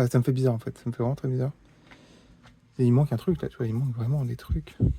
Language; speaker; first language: French; native; French